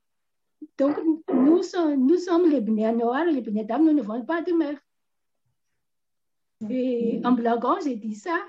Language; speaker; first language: French; non-native, local second language; Malagasy